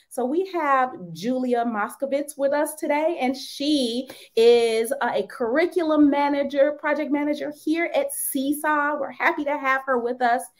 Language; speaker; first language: English; native; English